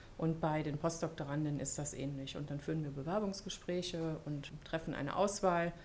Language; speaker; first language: German; early bilingual, other home language; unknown